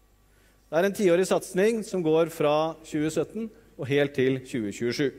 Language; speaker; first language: Norwegian; native; Norwegian